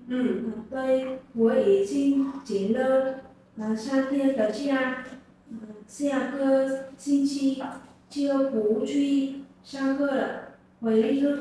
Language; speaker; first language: Chinese; non-native, learner; Vietnamese